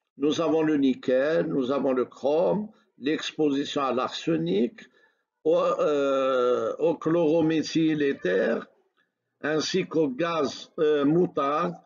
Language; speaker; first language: French; non-native, local second language; Arabic